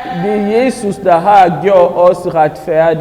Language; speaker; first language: Danish; non-native, learner; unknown